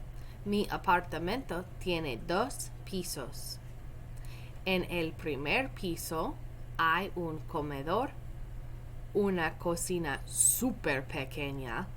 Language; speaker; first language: Spanish; non-native, fluent; English